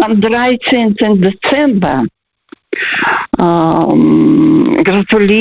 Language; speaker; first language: German; non-native, fluent; Russian